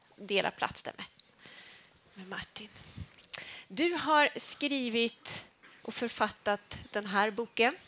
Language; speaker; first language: Swedish; native; Swedish